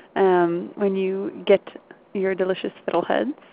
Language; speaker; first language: English; native; English